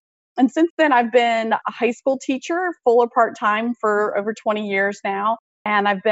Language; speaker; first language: English; native; English